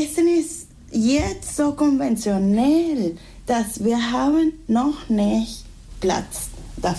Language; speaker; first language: German; non-native, fluent; Spanish